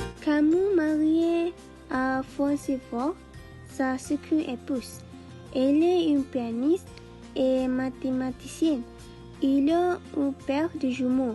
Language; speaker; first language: French; non-native, learner; Malay